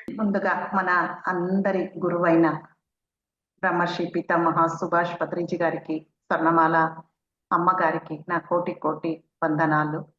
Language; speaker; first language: Telugu; native; Telugu